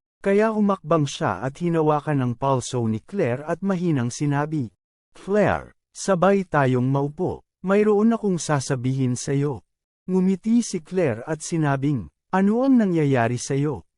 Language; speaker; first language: Filipino; native; Filipino